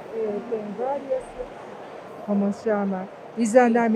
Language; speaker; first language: Portuguese; non-native, fluent; Japanese